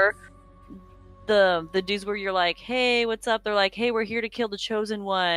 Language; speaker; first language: English; native; English